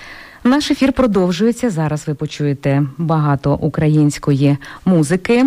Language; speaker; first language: Ukrainian; native; Ukrainian